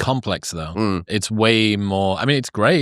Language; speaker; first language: English; native; English